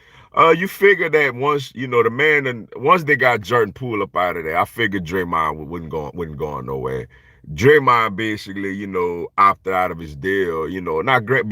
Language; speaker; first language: English; native; English